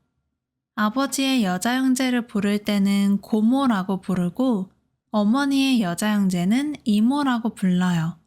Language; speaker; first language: Korean; native; Korean